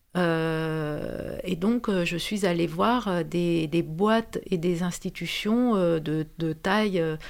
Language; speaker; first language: French; non-native, fluent; Romanian